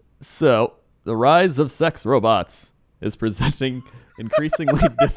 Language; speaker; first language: English; native; English